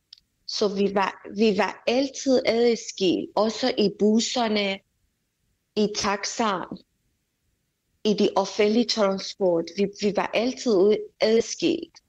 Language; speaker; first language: Danish; non-native, fluent; Persian